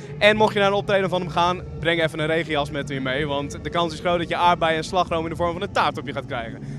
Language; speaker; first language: Dutch; native; Dutch